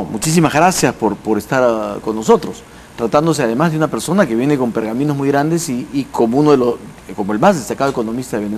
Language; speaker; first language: Spanish; native; Spanish